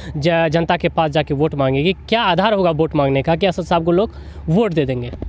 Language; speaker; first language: Hindi; native; Hindi